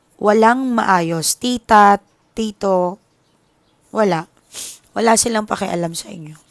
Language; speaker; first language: Filipino; non-native, local second language; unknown